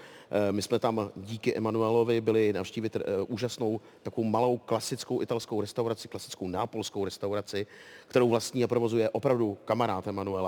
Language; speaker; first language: Czech; native; Czech